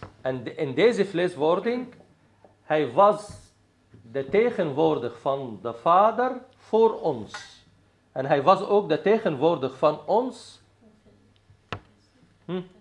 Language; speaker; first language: Dutch; non-native, fluent; Arabic